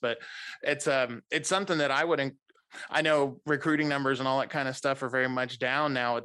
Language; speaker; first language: English; native; English